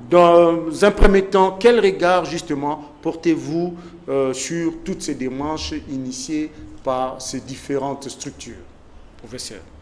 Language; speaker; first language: French; non-native, local second language; Lingala